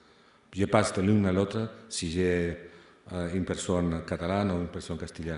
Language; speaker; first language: French; non-native, fluent; Spanish